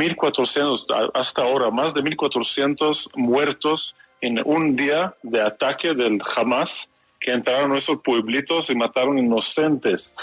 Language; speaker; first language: Spanish; non-native, fluent; Hebrew